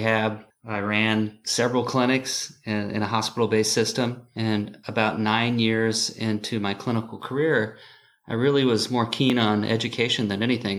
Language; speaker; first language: English; native; English